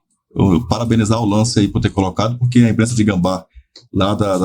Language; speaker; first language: Portuguese; native; Portuguese